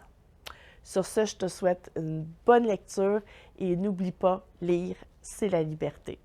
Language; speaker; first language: French; native; French